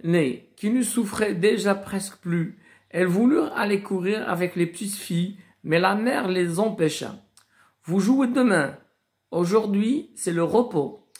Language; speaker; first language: French; non-native, local second language; Arabic